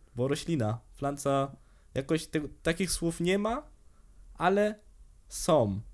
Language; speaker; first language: German; early bilingual, other home language; Polish